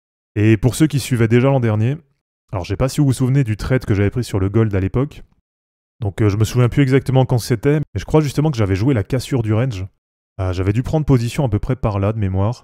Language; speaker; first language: French; native; French